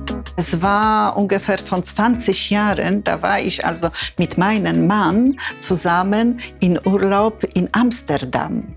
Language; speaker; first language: German; non-native, fluent; Polish